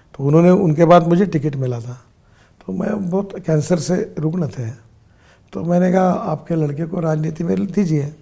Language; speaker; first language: Hindi; non-native, local second language; Marathi